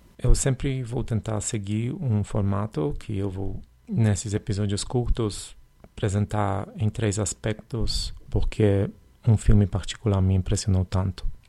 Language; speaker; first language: Portuguese; non-native, fluent; Polish